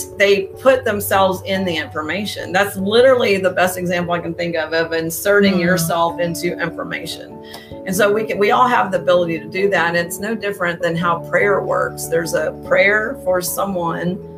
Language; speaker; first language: English; native; English